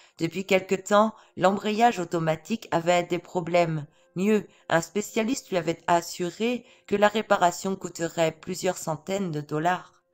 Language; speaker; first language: French; native; French